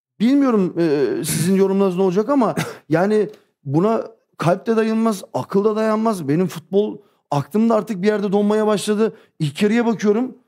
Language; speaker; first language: Turkish; early bilingual, heritage; Turkish